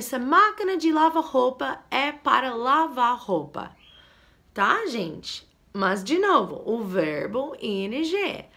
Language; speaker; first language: Portuguese; non-native, fluent; English